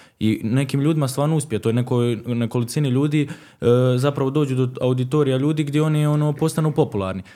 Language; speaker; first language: Croatian; native; Croatian